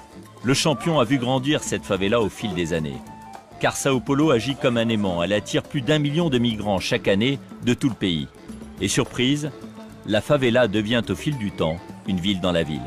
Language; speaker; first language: French; native; French